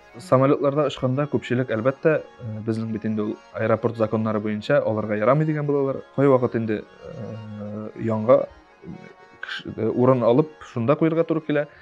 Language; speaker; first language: Tatar; native; Tatar